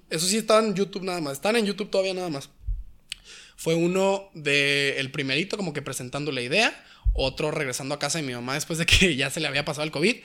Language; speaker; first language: Spanish; native; Spanish